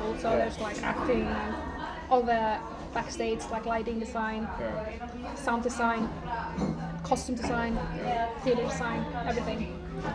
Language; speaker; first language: English; non-native, fluent; Icelandic